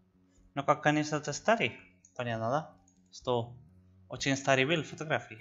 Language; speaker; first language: Russian; non-native, learner; Spanish